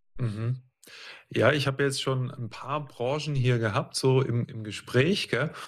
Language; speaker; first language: German; native; German